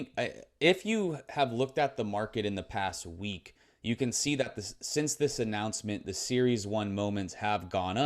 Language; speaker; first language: English; native; English